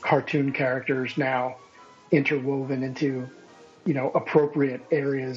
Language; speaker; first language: English; native; English